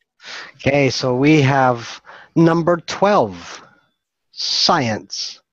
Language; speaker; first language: English; non-native, fluent; Filipino